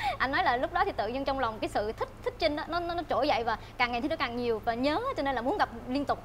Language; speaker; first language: Vietnamese; native; Vietnamese